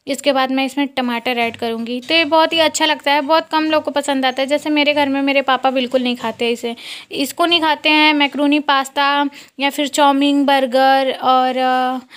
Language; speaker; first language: Hindi; non-native, local second language; Bhojpuri